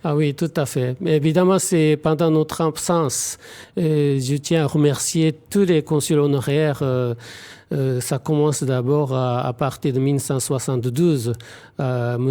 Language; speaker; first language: French; non-native, fluent; Japanese